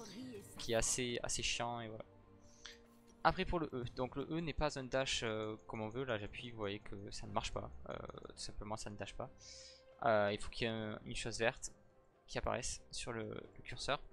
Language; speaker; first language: French; native; French